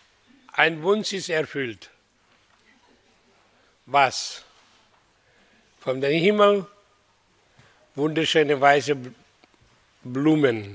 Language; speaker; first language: German; non-native, fluent; Hindi